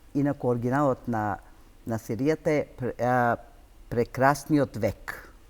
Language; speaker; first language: Macedonian; non-native, local second language; Turkish